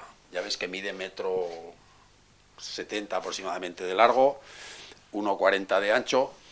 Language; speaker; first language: Spanish; native; Spanish